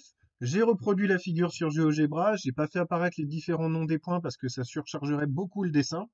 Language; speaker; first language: French; native; French